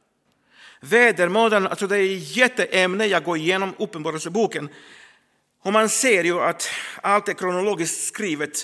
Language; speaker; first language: Swedish; non-native, fluent; Croatian